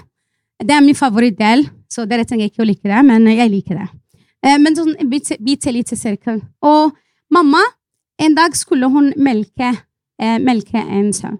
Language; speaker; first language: Norwegian; non-native, fluent; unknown